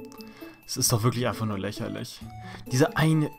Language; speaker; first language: German; native; German